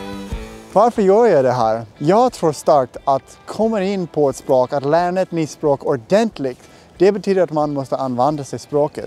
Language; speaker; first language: Swedish; non-native, fluent; English